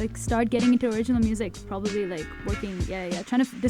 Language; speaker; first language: English; non-native, local second language; Tamil